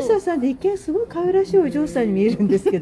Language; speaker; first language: Japanese; native; Japanese